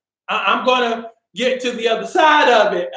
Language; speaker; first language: English; native; English